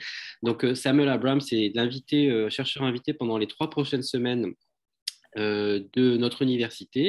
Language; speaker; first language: French; native; French